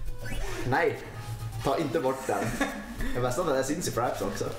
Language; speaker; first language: Swedish; native; Swedish